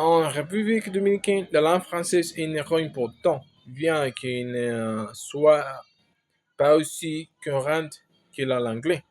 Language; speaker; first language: French; non-native, learner; Spanish